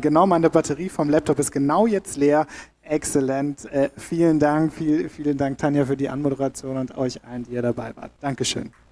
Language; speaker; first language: German; native; German